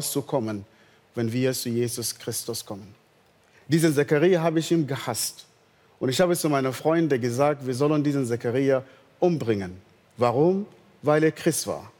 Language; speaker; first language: German; non-native, fluent; Arabic